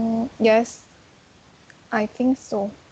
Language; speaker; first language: English; non-native, learner; Korean